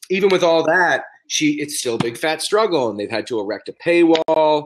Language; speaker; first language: English; native; English